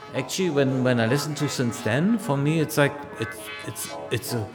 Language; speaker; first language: English; non-native, fluent; German